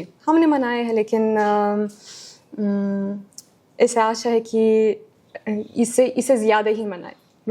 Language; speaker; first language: Hindi; non-native, fluent; Ukrainian